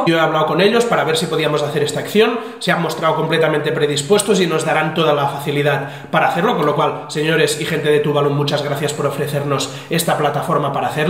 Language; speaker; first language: Spanish; native; Spanish